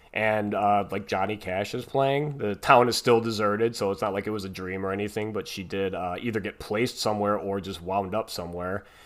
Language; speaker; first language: English; native; English